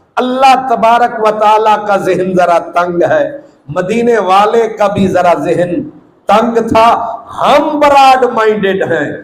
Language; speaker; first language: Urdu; non-native, local second language; Punjabi